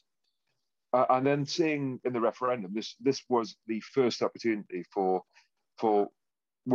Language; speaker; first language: English; native; English